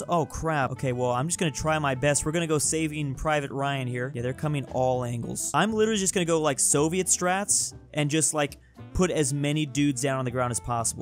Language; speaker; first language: English; native; English